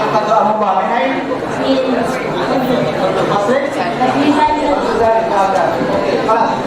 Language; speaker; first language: Arabic; non-native, fluent; Indonesian